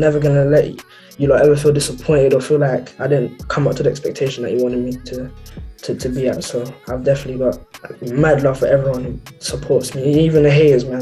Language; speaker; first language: English; native; English